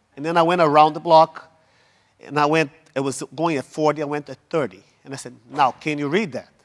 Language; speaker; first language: English; non-native, fluent; Portuguese